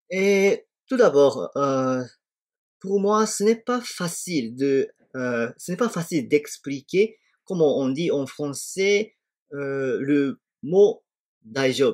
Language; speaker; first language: French; non-native, fluent; Japanese